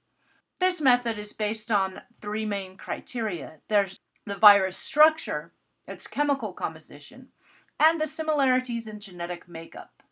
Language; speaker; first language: English; native; English